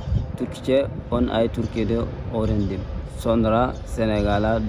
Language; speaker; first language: Turkish; non-native, learner; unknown